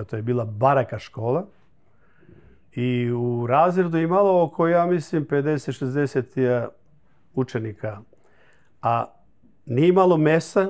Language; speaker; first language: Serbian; early bilingual, heritage; Croatian